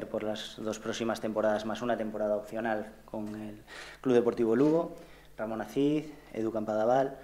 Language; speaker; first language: Spanish; native; Spanish